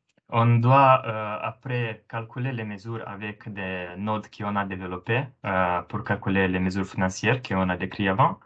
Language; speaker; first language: French; non-native, fluent; Romanian